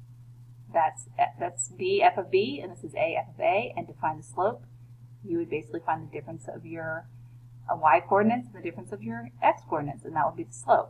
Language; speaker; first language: English; native; English